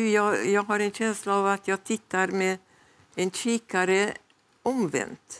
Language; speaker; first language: Swedish; non-native, fluent; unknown